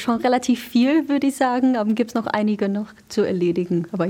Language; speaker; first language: German; non-native, fluent; English